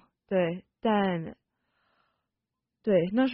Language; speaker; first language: Chinese; non-native, fluent; English